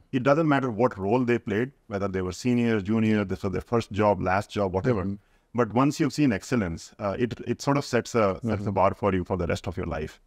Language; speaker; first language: English; non-native, local second language; Hindi